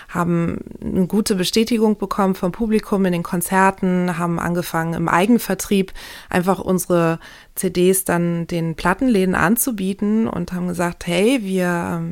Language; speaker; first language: German; early bilingual, other home language; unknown